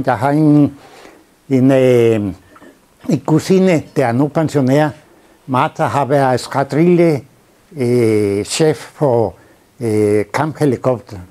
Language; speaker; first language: Danish; non-native, fluent; Spanish